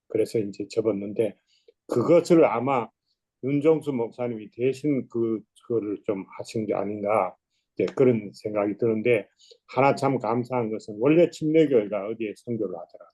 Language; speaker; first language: Korean; native; Korean